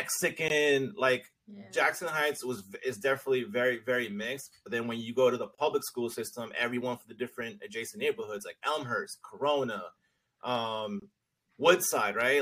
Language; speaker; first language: English; early bilingual, other home language; Spanish